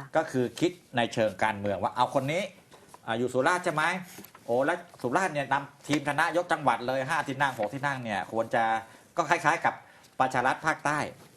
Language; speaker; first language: Thai; native; Thai